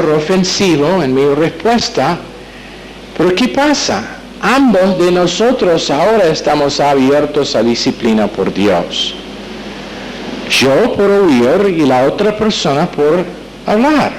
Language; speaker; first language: Spanish; non-native, fluent; English